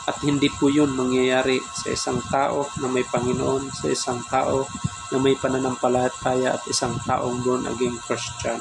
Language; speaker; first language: Filipino; non-native, local second language; Cebuano